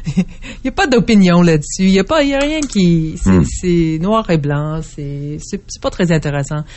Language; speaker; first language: French; non-native, fluent; English